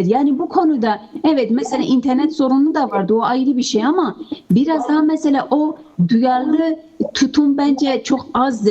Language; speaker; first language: Turkish; non-native, fluent; Kurdish